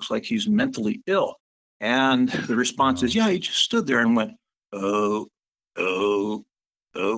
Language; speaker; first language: English; native; English